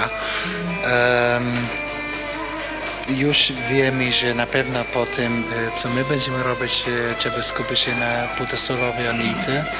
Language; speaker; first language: Polish; non-native, fluent; English